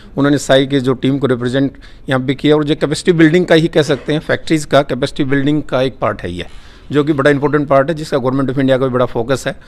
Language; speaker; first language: Hindi; native; Hindi